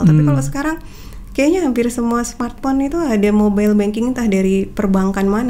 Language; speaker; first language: Indonesian; native; Indonesian